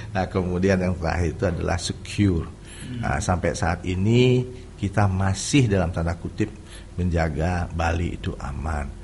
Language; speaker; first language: Indonesian; non-native, local second language; Balinese